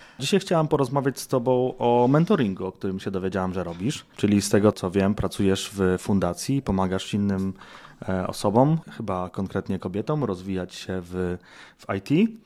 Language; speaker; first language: Polish; native; Polish